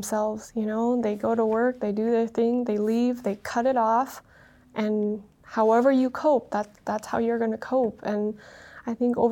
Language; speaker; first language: English; early bilingual, other home language; Vietnamese